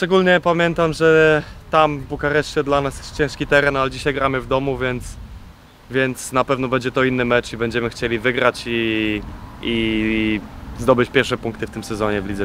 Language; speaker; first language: Polish; native; Polish